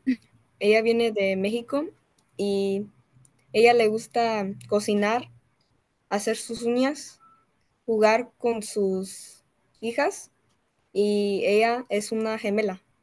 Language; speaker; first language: Spanish; early bilingual, heritage; Spanish